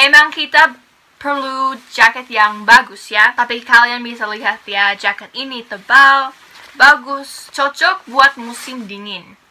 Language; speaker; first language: Indonesian; non-native, fluent; English